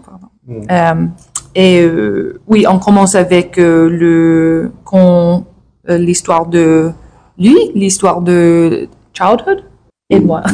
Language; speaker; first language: French; non-native, learner; English